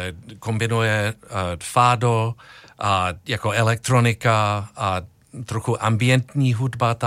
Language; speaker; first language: Czech; non-native, fluent; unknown